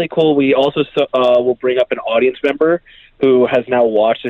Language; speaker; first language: English; native; English